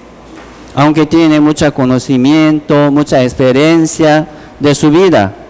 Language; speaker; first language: Spanish; non-native, learner; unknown